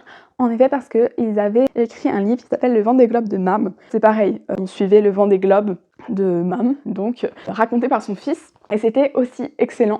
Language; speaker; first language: French; native; French